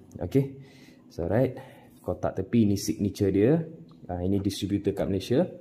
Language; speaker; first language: Malay; non-native, local second language; Tamil